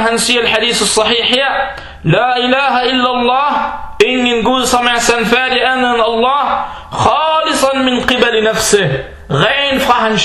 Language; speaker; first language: Danish; non-native, fluent; Arabic